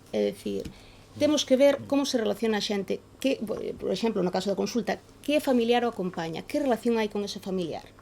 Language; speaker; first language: Galician; native; Galician